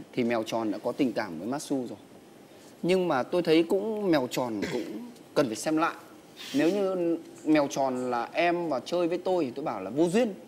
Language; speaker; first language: Vietnamese; native; Vietnamese